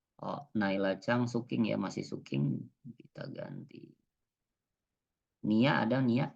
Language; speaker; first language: Indonesian; native; Indonesian